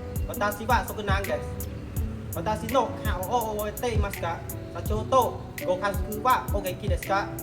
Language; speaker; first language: Japanese; non-native, learner; Khmer